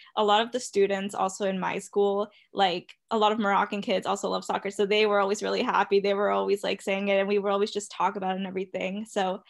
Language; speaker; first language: English; early bilingual, other home language; Spanish